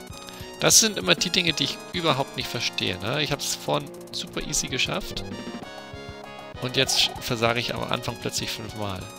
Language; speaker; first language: German; native; German